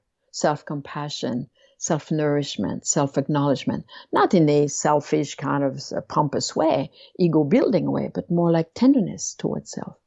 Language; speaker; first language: English; non-native, fluent; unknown